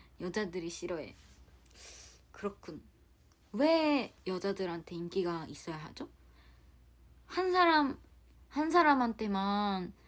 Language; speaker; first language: Japanese; non-native, fluent; Korean